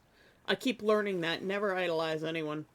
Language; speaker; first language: English; native; English